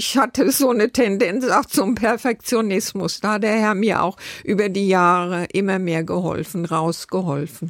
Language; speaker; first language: German; native; German